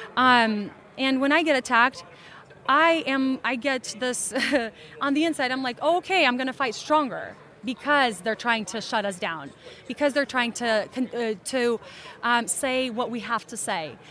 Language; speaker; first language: English; early bilingual, other home language; Russian